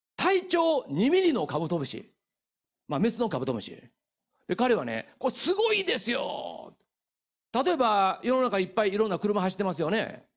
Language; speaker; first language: Japanese; native; Japanese